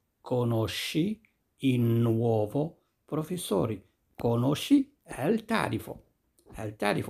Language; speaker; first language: Italian; non-native, fluent; Arabic